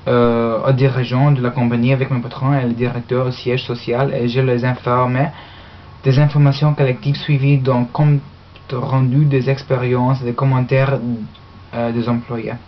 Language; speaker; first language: French; non-native, learner; English